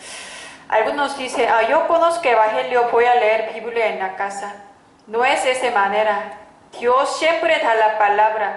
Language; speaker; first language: Spanish; non-native, fluent; Korean